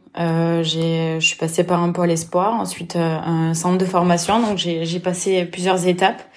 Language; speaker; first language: French; native; French